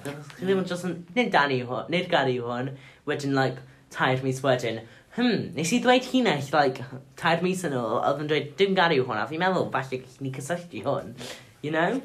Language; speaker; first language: Welsh; native; Welsh